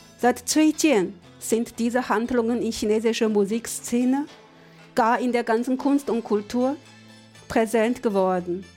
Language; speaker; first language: German; non-native, fluent; Chinese